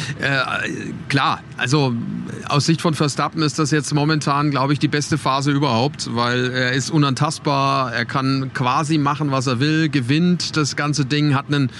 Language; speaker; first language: German; native; German